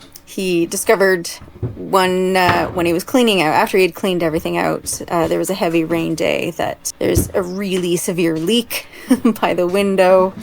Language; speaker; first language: English; native; English